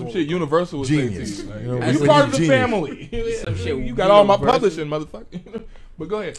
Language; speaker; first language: English; native; English